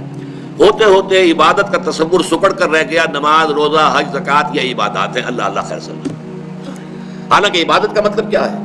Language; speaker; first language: Urdu; native; Urdu